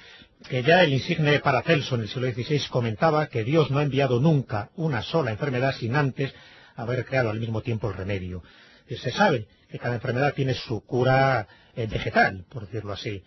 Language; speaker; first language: Spanish; native; Spanish